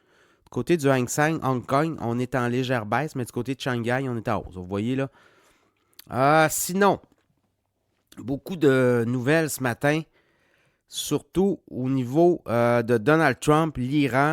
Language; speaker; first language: French; native; French